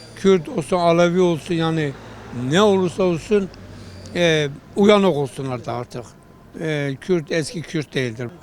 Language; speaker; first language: Turkish; non-native, local second language; Kurdish